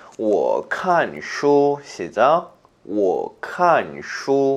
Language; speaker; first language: Chinese; non-native, fluent; Korean